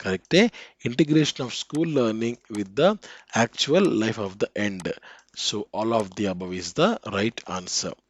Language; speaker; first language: English; non-native, local second language; Telugu